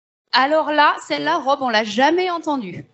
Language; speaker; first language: French; native; French